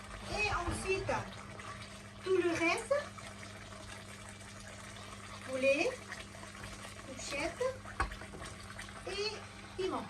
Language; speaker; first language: French; non-native, learner; Thai